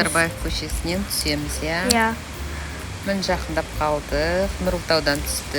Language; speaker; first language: Kazakh; native; Kazakh